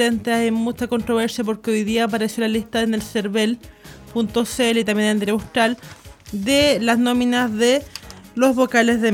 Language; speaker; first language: Spanish; native; Spanish